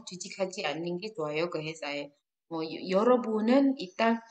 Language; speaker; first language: Korean; non-native, fluent; Indonesian